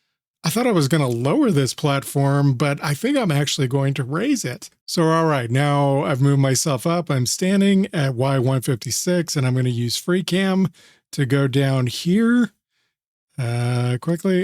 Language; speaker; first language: English; native; English